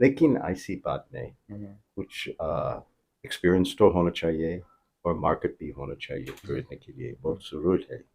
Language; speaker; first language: Hindi; non-native, fluent; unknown